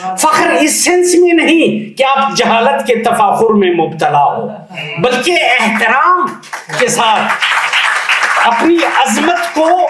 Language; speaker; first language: Urdu; non-native, local second language; Punjabi